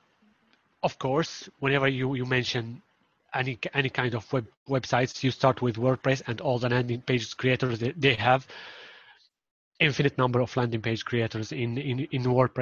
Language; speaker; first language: English; non-native, fluent; Arabic